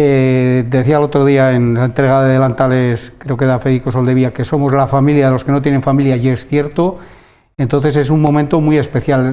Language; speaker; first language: Spanish; native; Spanish